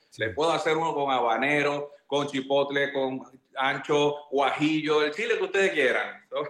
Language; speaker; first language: Spanish; native; Spanish